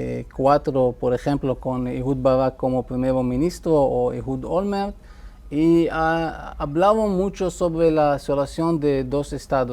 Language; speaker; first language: Spanish; non-native, fluent; Hebrew